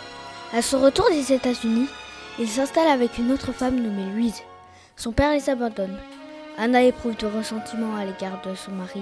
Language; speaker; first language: French; native; French